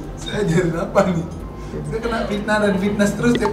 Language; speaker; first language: Indonesian; native; Indonesian